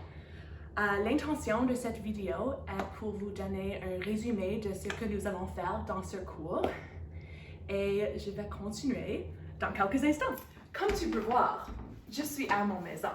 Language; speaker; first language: French; non-native, local second language; English